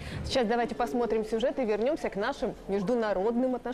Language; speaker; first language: Russian; native; Russian